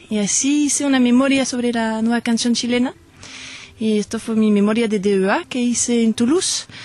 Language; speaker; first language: Spanish; non-native, fluent; French